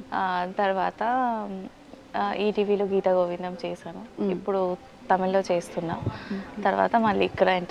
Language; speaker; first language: Telugu; non-native, learner; Bangla